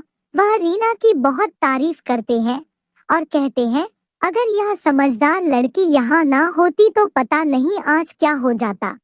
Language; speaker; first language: Hindi; native; Hindi